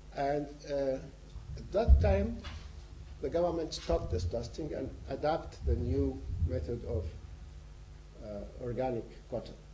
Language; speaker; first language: English; non-native, fluent; Arabic